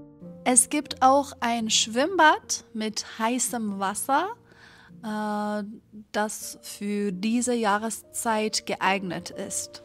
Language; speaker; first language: German; non-native, fluent; Persian